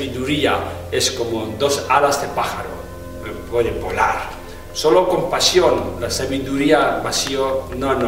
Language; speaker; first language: Spanish; non-native, fluent; Tibetan